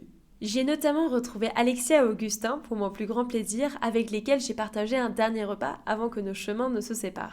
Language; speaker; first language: French; native; French